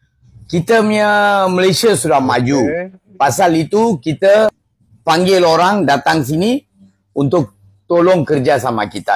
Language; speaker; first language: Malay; non-native, local second language; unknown